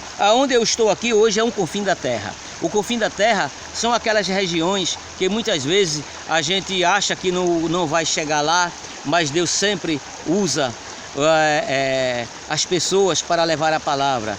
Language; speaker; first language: Portuguese; native; Portuguese